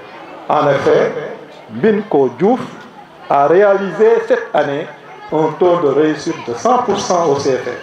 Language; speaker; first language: French; non-native, local second language; Serer